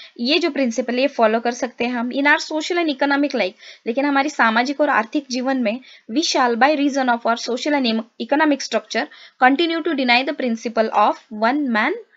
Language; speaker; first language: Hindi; non-native, local second language; Marathi